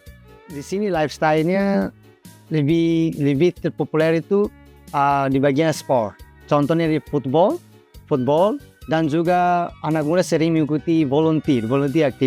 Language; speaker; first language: Indonesian; non-native, fluent; Tetum